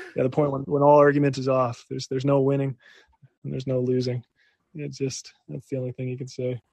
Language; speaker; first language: English; native; English